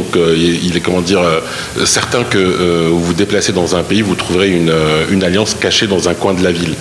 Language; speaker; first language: French; non-native, local second language; Arabic